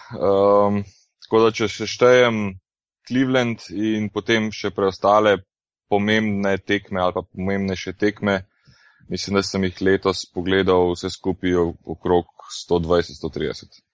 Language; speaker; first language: Slovenian; native; Slovenian